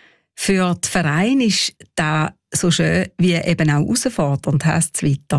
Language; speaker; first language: German; native; German